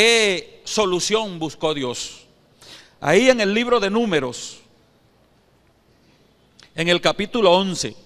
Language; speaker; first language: Spanish; native; Spanish